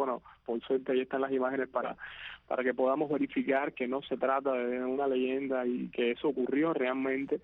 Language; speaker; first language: Spanish; native; Spanish